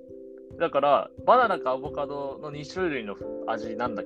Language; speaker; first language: Japanese; native; Japanese